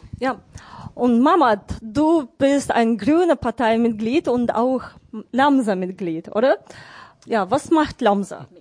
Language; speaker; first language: German; non-native, fluent; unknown